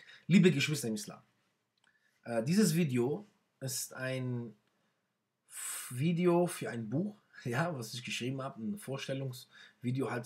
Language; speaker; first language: German; non-native, fluent; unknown